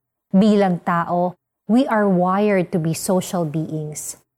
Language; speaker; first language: English; non-native, local second language; Filipino